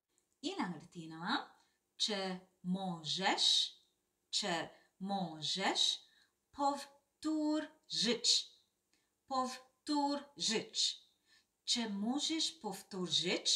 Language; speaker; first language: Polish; non-native, fluent; Sinhala